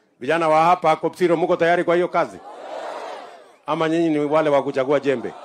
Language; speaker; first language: Swahili; non-native, local second language; Kalenjin